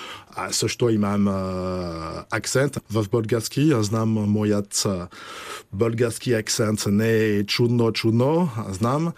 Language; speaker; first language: Bulgarian; non-native, learner; French